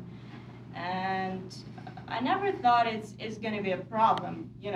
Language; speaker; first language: English; non-native, fluent; Ukrainian